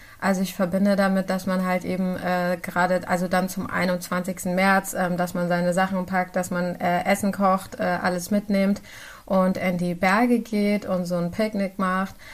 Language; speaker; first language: German; early bilingual, other home language; Central Kurdish